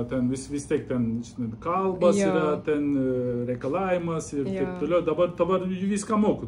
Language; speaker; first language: Lithuanian; non-native, learner; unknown